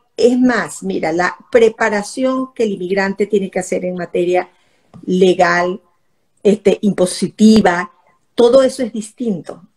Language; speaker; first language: Spanish; native; Spanish